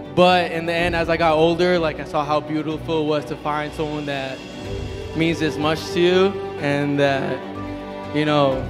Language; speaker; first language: English; early bilingual, other home language; Spanish